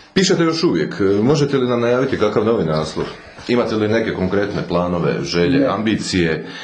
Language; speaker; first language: Croatian; native; Croatian